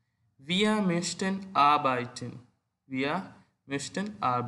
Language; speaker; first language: German; non-native, learner; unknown